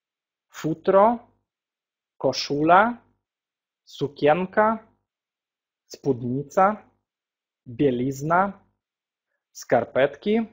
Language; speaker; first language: Polish; non-native, fluent; Russian